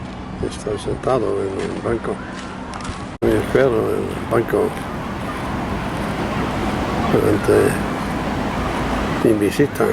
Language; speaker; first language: Spanish; non-native, fluent; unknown